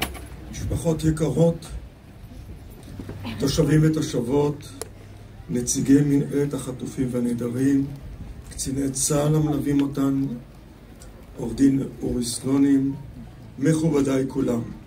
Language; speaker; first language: Hebrew; native; Hebrew